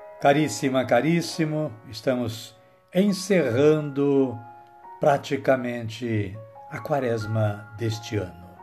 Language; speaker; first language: Portuguese; native; Portuguese